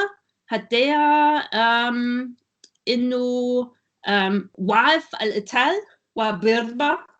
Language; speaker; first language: Arabic; non-native, learner; German